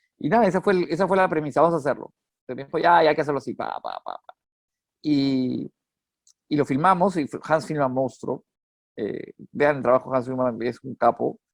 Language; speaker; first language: Spanish; native; Spanish